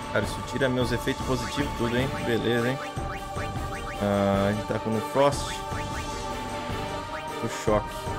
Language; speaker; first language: Portuguese; native; Portuguese